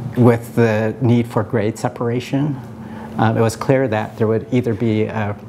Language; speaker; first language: English; native; English